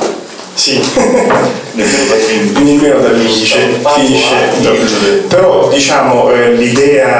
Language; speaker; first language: Italian; native; Italian